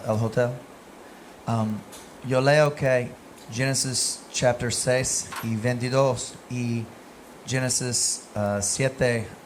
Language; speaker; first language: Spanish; non-native, learner; English